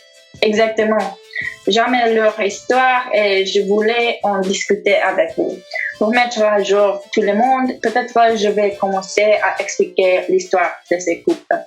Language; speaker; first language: French; non-native, learner; English